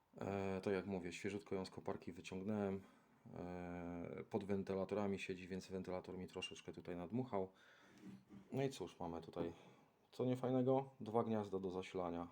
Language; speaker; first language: Polish; native; Polish